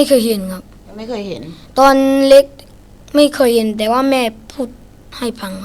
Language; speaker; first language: Thai; non-native, learner; Shan